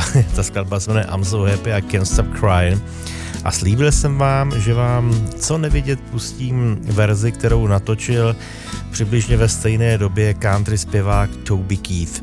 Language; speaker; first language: Czech; native; Czech